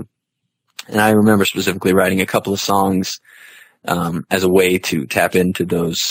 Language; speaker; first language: English; native; English